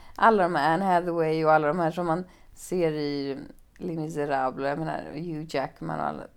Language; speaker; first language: Swedish; native; Swedish